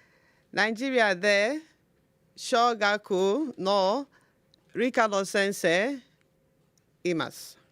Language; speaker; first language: Japanese; non-native, learner; Igbo